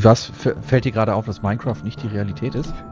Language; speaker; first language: German; native; German